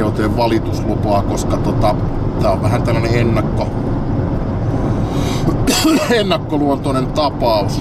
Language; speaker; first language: Finnish; native; Finnish